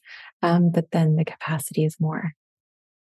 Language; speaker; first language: English; non-native, fluent; German